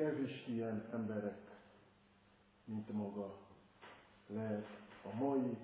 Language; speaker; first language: Hungarian; non-native, fluent; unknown